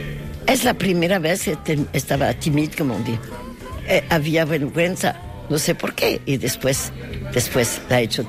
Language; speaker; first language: Spanish; non-native, learner; French